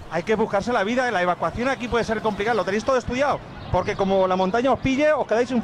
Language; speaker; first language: Spanish; native; Spanish